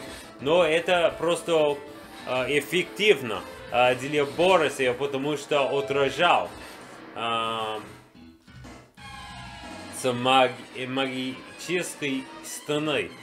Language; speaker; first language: Russian; non-native, learner; English